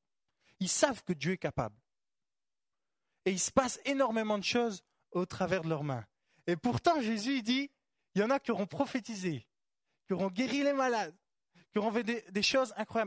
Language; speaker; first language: French; native; French